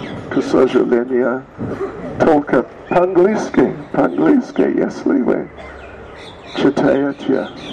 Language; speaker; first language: Russian; non-native, learner; English